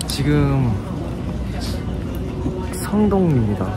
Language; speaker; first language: Korean; non-native, fluent; Thai